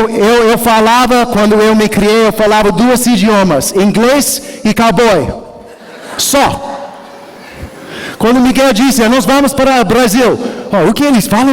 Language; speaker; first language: Portuguese; non-native, learner; English